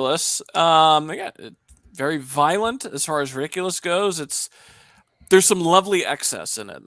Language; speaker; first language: English; native; English